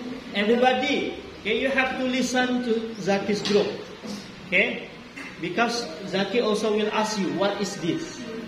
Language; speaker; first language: English; non-native, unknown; Indonesian